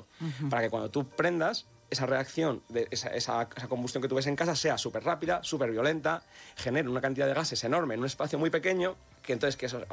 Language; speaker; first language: Spanish; native; Spanish